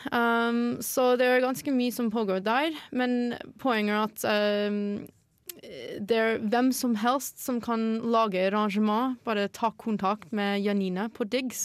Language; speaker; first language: Norwegian; non-native, fluent; English